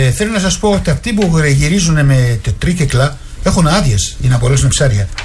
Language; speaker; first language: Greek; non-native, fluent; Arabic